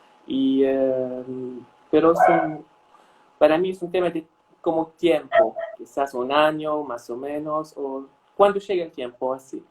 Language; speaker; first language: Spanish; non-native, fluent; Arabic